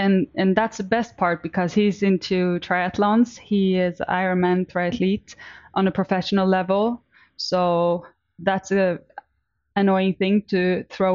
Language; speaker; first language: English; non-native, fluent; Swedish